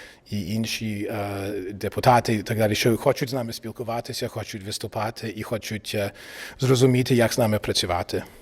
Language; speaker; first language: Ukrainian; early bilingual, heritage; English